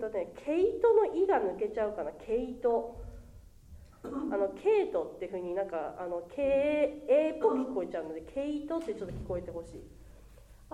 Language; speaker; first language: Japanese; native; Japanese